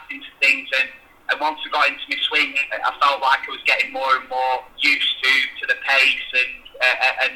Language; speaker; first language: English; native; English